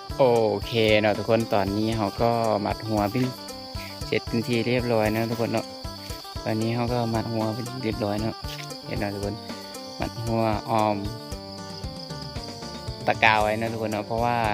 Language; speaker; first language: Thai; non-native, local second language; Northeastern Thai